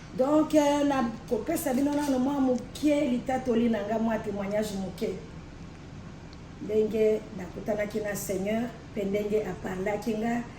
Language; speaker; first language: Lingala; native; Lingala